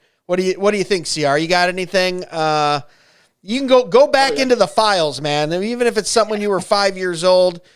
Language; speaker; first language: English; native; English